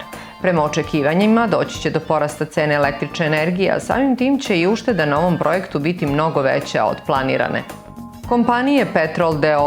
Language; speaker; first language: Serbian; native; Serbian